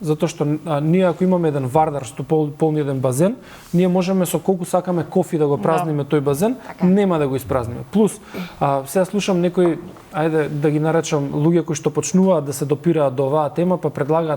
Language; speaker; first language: Macedonian; native; Macedonian